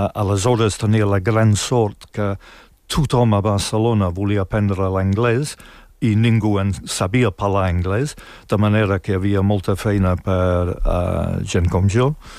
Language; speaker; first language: Catalan; non-native, fluent; English